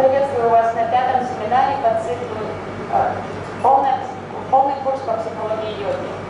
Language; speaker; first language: Russian; native; Russian